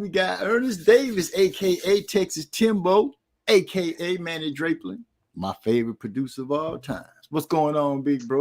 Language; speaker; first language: English; native; English